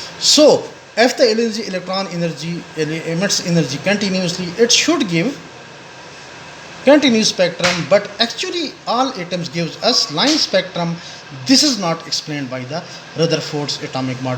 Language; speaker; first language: English; non-native, local second language; Pashto